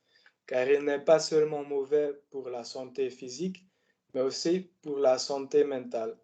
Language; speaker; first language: French; non-native, learner; Dutch